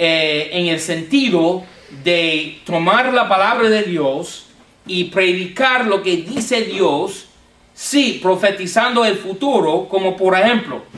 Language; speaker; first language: Spanish; non-native, fluent; English